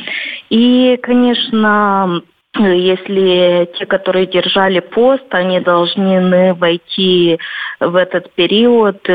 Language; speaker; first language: Russian; non-native, local second language; Romanian